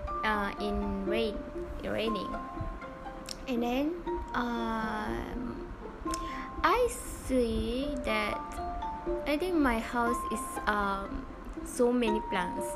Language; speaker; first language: English; non-native, learner; Malay